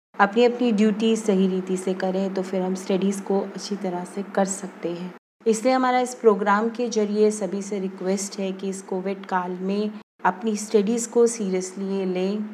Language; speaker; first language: Hindi; native; Hindi